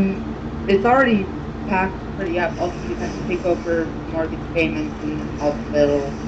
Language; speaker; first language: English; native; English